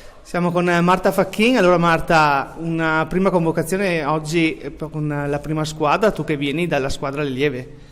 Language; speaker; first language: Italian; native; Italian